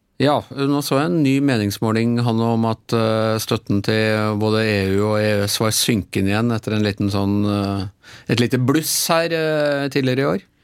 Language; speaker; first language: Norwegian; native; Norwegian